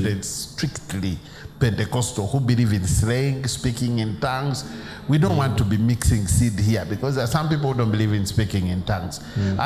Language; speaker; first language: English; non-native, local second language; Ganda